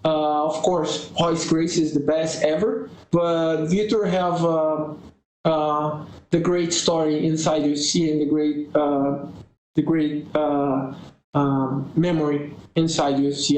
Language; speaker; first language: English; non-native, learner; Portuguese